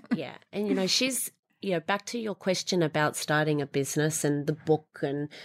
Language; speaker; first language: English; native; English